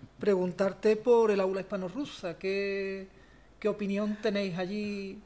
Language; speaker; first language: Spanish; native; Spanish